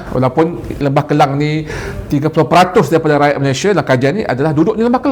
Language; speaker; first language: Malay; native; Malay